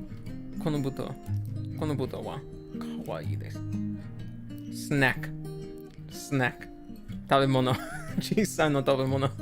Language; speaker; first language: Japanese; non-native, learner; English